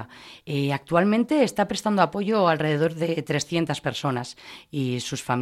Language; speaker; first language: Spanish; native; Spanish